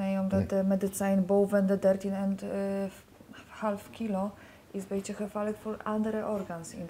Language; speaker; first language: Dutch; non-native, learner; Polish